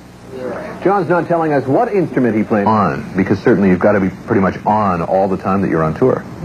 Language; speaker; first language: English; native; English